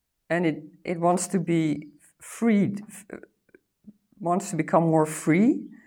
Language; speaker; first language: English; non-native, fluent; Dutch